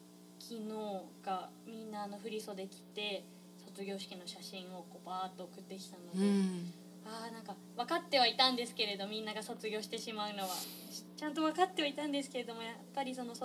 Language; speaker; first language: Japanese; native; Japanese